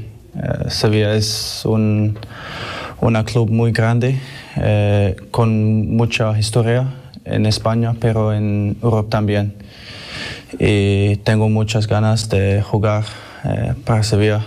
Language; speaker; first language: Spanish; non-native, fluent; English